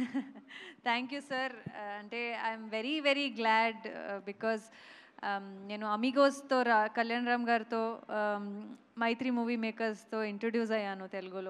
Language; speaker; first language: Telugu; non-native, local second language; Kannada